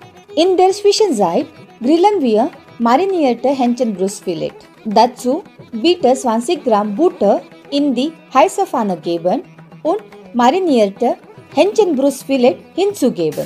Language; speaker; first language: German; non-native, learner; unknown